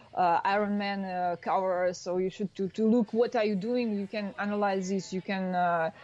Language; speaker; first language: English; non-native, learner; Russian